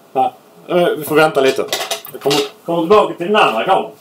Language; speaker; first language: Swedish; native; Swedish